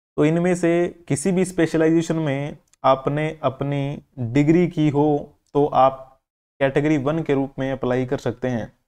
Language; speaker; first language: Hindi; native; Hindi